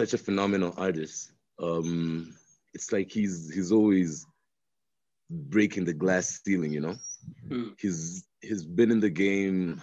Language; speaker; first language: English; non-native, local second language; Swahili